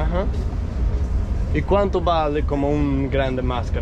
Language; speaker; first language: Portuguese; non-native, learner; Danish